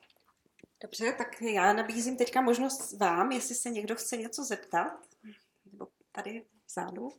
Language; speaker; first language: Czech; native; Czech